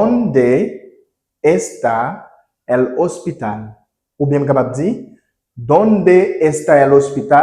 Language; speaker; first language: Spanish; non-native, learner; Haitian Creole